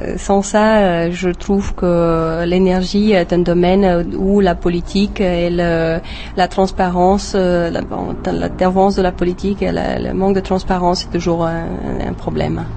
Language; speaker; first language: French; non-native, fluent; Romanian